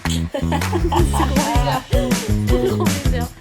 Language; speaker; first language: French; native; French